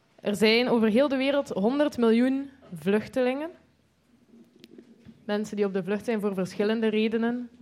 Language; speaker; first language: Dutch; native; Dutch